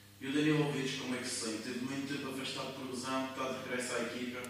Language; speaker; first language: Portuguese; native; Portuguese